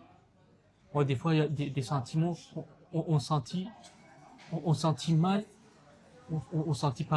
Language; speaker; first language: French; non-native, learner; Kurdish